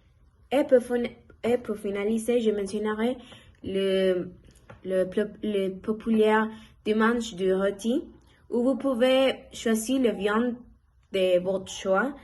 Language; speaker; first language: French; non-native, learner; Spanish